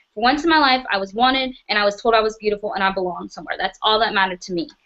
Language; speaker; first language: English; native; English